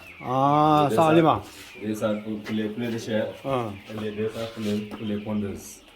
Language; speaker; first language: French; non-native, learner; Korean